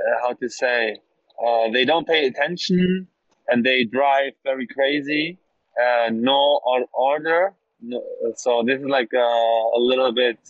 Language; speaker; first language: English; non-native, learner; German